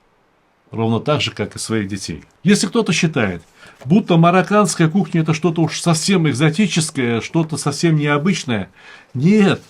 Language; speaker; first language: Russian; native; Russian